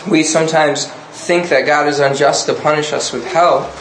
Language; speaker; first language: English; native; English